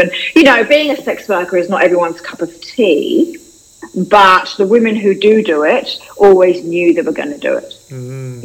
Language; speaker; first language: English; native; English